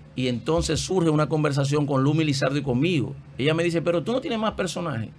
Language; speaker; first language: Spanish; native; Spanish